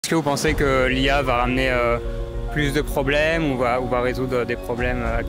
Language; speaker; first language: French; native; French